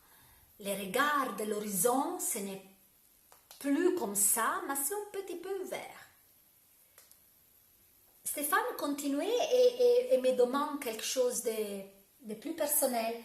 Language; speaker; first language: French; non-native, learner; Italian